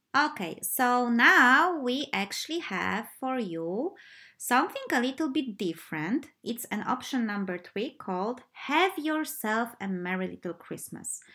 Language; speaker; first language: English; non-native, fluent; Polish